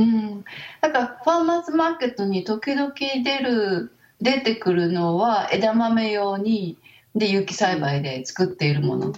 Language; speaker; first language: Japanese; native; Japanese